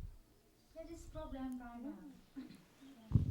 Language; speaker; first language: English; non-native, learner; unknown